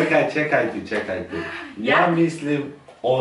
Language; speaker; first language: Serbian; non-native, learner; Turkish